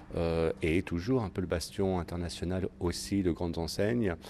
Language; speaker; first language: French; native; French